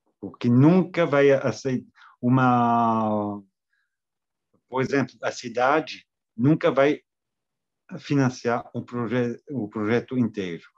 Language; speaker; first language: Portuguese; non-native, fluent; French